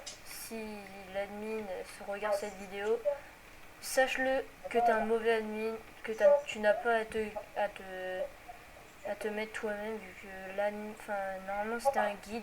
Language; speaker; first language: French; native; French